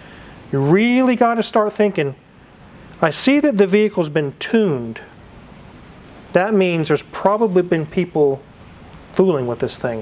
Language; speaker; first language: English; native; English